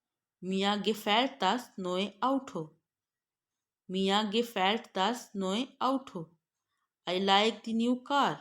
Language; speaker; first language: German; non-native, fluent; Urdu